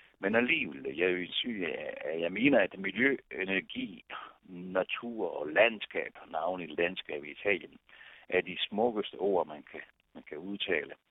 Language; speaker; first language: Danish; non-native, fluent; Italian